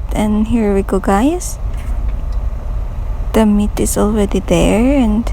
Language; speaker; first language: English; non-native, local second language; Filipino